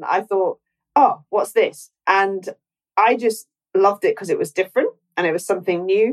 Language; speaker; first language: English; native; English